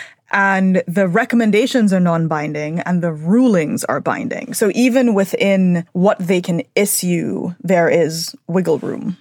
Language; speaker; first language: English; native; English